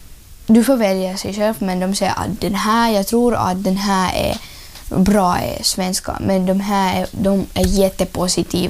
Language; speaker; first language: Swedish; non-native, learner; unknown